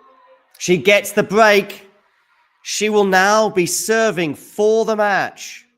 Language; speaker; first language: English; native; English